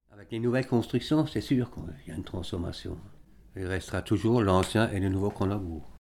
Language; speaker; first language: French; native; French